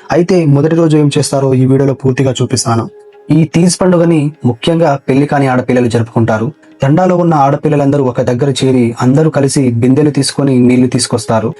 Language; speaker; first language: Telugu; non-native, local second language; Lambadi